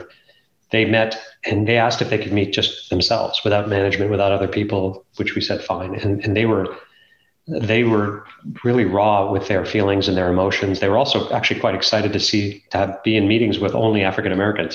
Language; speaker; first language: English; native; English